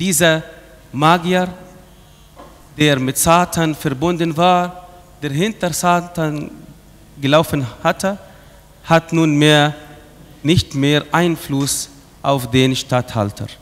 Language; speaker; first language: German; non-native, fluent; Arabic